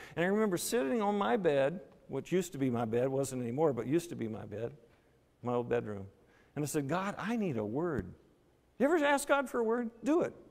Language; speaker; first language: English; native; English